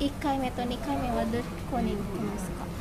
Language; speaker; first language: Japanese; non-native, fluent; Indonesian